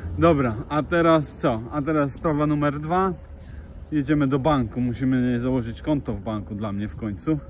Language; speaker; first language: Polish; native; Polish